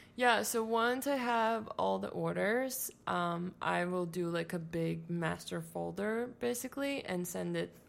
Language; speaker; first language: English; non-native, fluent; Latvian